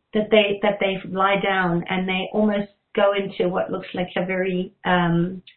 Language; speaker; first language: English; native; English